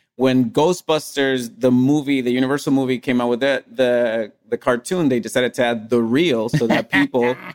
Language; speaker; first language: English; non-native, fluent; Spanish